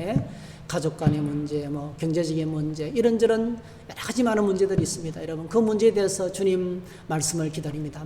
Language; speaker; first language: Korean; native; Korean